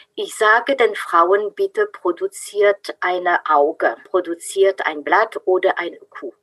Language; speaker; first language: German; non-native, fluent; French